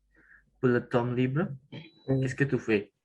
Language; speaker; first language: French; non-native, learner; Indonesian